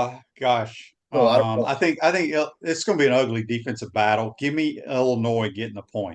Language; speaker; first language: English; native; English